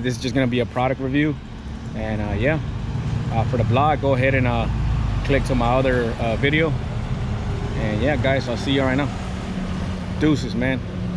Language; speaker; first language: English; early bilingual, other home language; Spanish